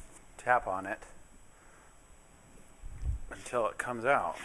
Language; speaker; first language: English; native; English